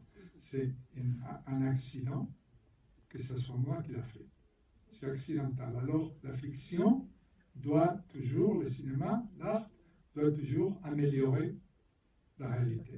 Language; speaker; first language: French; non-native, fluent; Spanish